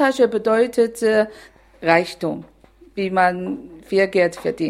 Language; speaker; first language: German; non-native, learner; Chinese